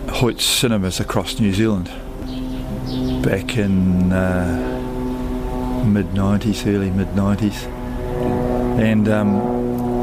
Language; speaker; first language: English; native; English